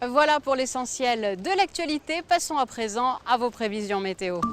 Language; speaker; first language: French; native; French